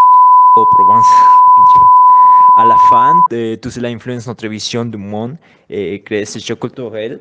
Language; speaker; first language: French; non-native, learner; Spanish